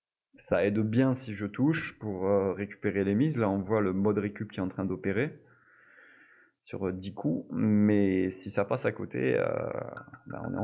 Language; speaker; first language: French; native; French